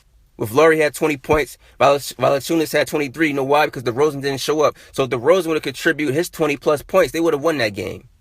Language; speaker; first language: English; native; English